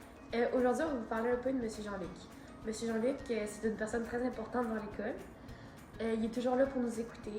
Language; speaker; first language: French; native; French